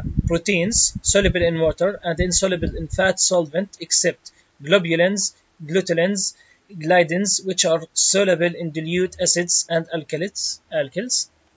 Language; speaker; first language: English; non-native, fluent; Arabic